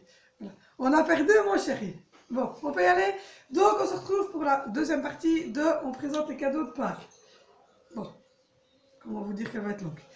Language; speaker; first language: French; native; French